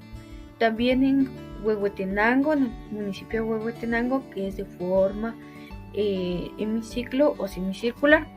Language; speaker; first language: Spanish; native; Spanish